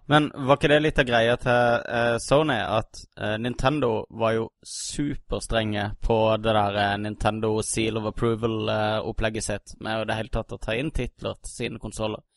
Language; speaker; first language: Norwegian; native; Norwegian